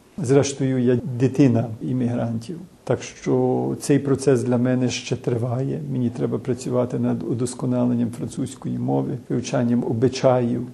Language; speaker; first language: Ukrainian; early bilingual, heritage; Ukrainian